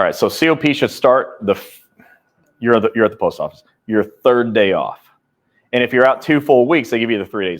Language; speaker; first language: English; native; English